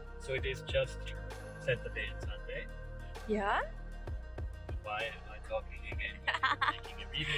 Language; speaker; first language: English; non-native, fluent; German